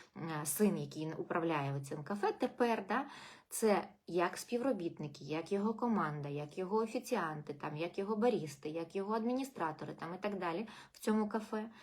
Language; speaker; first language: Ukrainian; non-native, local second language; Russian